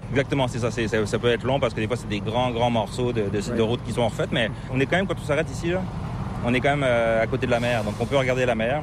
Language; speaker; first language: French; native; French